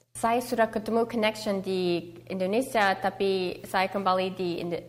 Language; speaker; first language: Indonesian; early bilingual, heritage; Indonesian